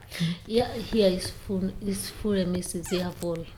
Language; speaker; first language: German; non-native, learner; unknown